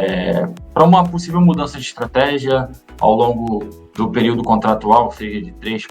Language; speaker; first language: Portuguese; native; Portuguese